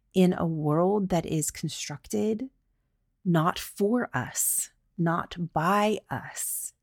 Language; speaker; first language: English; native; English